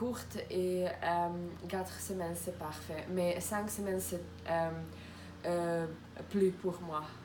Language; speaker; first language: French; non-native, learner; Croatian